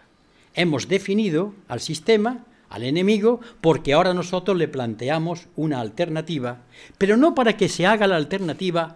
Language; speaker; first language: Spanish; native; Spanish